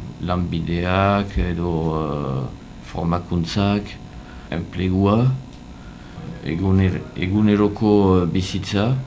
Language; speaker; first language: Basque; non-native, learner; French